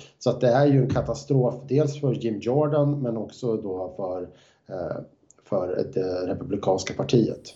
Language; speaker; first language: Swedish; native; Swedish